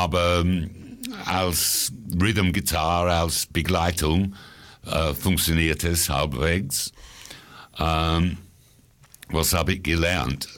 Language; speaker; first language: German; non-native, fluent; English